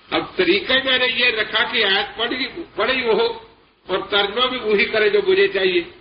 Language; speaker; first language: Urdu; non-native, local second language; Punjabi